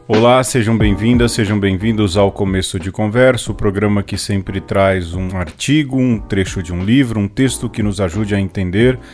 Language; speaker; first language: Portuguese; native; Portuguese